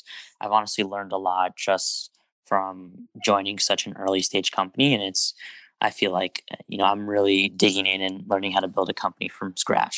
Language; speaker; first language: English; native; English